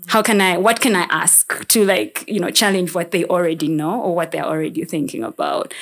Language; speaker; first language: English; non-native, local second language; Ganda